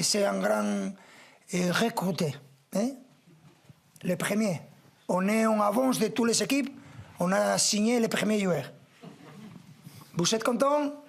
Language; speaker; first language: French; non-native, fluent; Spanish